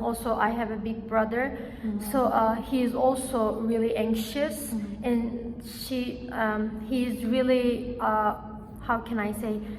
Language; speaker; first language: English; non-native, learner; Turkish